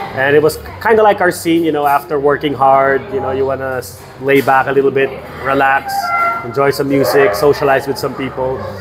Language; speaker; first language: English; non-native, local second language; Filipino